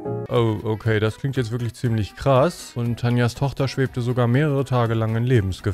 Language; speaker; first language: German; native; German